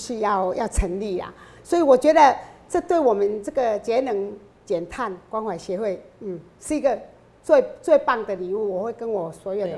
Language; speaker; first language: Chinese; non-native, local second language; Min Nan Chinese